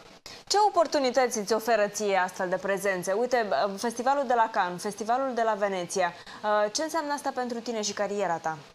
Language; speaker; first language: Romanian; native; Romanian